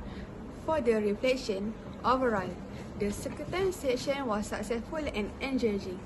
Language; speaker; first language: English; non-native, learner; Malay